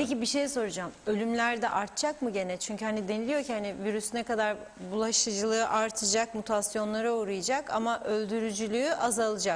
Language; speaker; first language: Turkish; native; Turkish